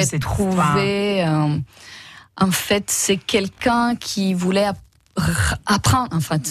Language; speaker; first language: French; non-native, fluent; Romanian